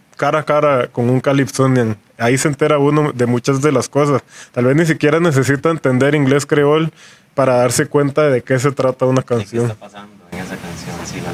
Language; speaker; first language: Spanish; native; Spanish